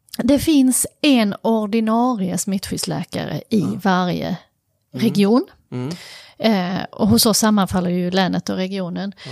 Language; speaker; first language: Swedish; native; Swedish